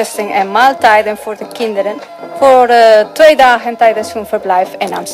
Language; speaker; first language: Dutch; non-native, fluent; Spanish